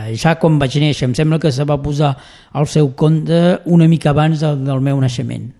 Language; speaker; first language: Catalan; non-native, local second language; French